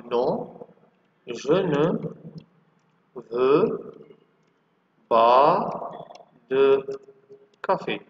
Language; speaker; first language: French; non-native, fluent; Arabic